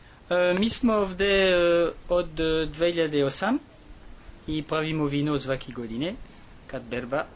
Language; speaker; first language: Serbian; non-native, learner; French